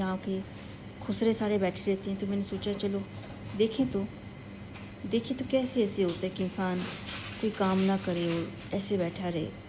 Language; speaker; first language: Urdu; native; Urdu